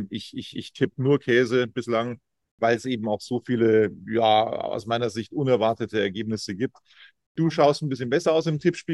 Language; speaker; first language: German; native; German